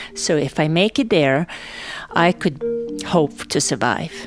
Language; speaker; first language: English; non-native, fluent; Serbian